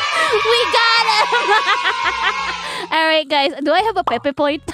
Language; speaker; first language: English; non-native, fluent; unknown